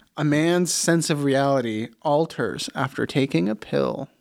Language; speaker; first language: English; early bilingual, other home language; Plautdietsch